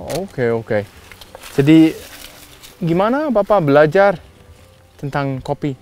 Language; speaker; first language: Indonesian; non-native, learner; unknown